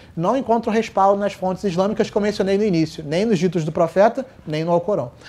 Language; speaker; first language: Portuguese; native; Portuguese